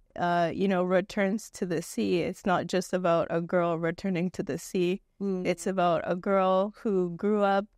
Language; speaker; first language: English; native; English